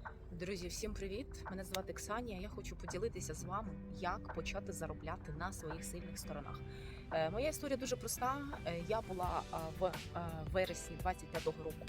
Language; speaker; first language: Ukrainian; non-native, local second language; Russian